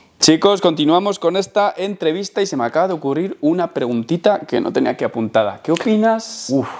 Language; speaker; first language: Spanish; native; Spanish